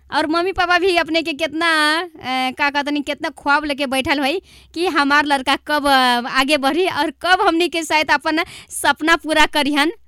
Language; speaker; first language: Bhojpuri; non-native, local second language; Maithili